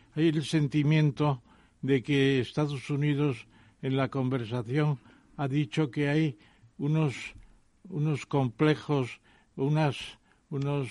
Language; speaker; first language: Spanish; native; Spanish